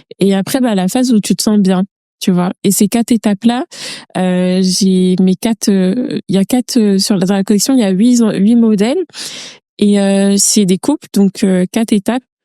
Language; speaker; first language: French; early bilingual, other home language; Bambara